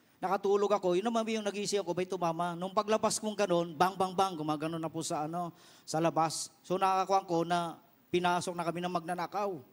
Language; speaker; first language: Filipino; non-native, local second language; Iloko